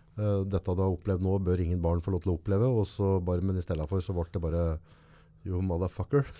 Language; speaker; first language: Norwegian; native; Norwegian